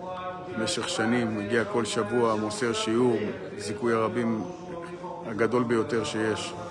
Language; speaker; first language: Hebrew; native; Hebrew